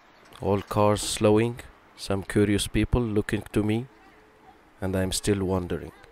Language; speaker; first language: English; non-native, fluent; Arabic